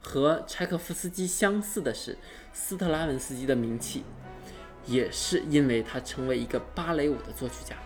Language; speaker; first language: Chinese; native; Chinese